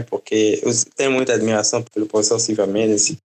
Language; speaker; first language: Portuguese; non-native, fluent; French